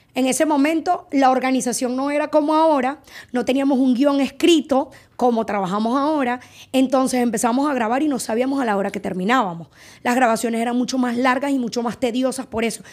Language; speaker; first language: Spanish; native; Spanish